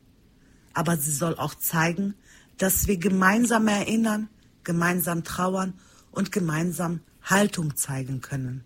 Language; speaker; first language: German; early bilingual, other home language; Turkish